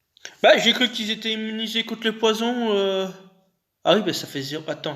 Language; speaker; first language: French; native; French